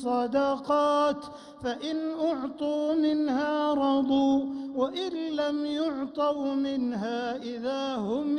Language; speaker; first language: Arabic; native; Arabic